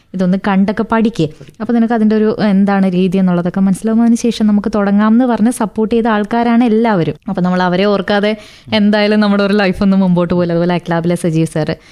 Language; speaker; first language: Malayalam; native; Malayalam